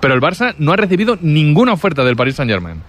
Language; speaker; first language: Spanish; native; Spanish